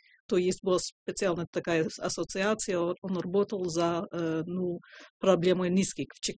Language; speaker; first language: Russian; non-native, fluent; English